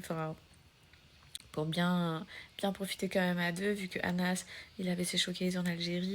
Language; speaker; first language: French; native; French